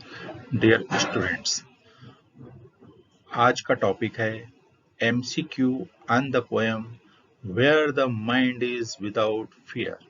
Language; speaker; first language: Hindi; native; Hindi